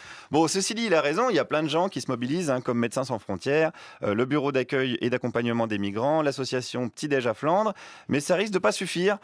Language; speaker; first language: French; native; French